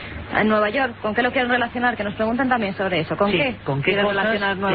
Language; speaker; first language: Spanish; native; Spanish